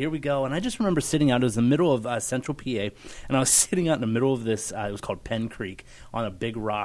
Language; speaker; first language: English; native; English